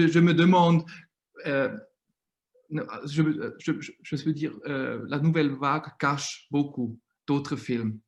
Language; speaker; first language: French; non-native, fluent; German